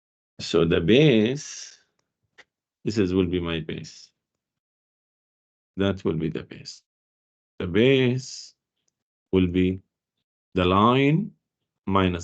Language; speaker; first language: English; non-native, fluent; Arabic